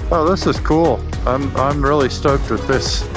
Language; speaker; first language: English; native; English